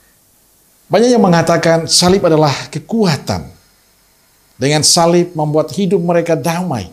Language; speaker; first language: Indonesian; native; Indonesian